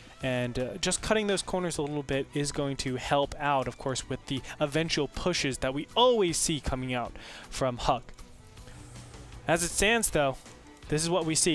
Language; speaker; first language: English; native; English